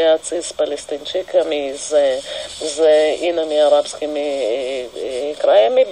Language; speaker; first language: Polish; non-native, fluent; Russian